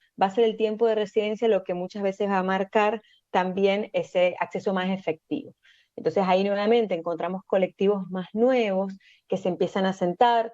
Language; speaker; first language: Spanish; native; Spanish